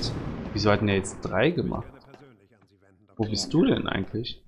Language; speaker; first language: German; native; German